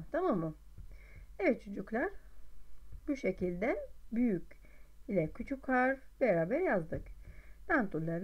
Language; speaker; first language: Turkish; non-native, fluent; Arabic